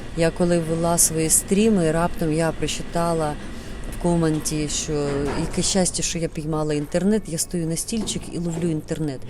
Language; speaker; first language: Ukrainian; non-native, local second language; Russian